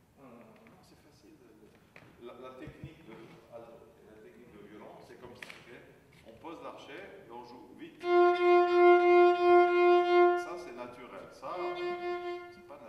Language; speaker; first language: French; non-native, fluent; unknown